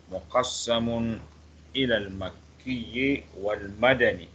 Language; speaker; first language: Arabic; non-native, fluent; Malay